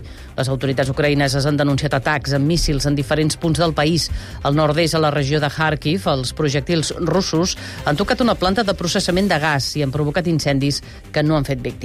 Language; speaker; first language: Catalan; native; Catalan